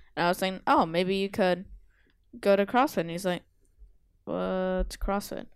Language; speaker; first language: English; native; English